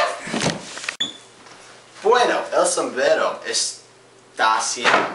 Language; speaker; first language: Spanish; non-native, learner; English